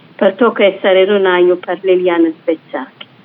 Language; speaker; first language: Latvian; non-native, fluent; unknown